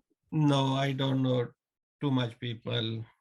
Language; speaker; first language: English; non-native, learner; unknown